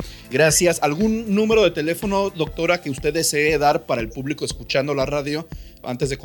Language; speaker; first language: Spanish; native; Spanish